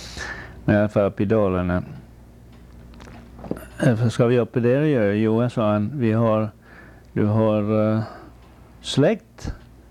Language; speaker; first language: Swedish; early bilingual, heritage; Swedish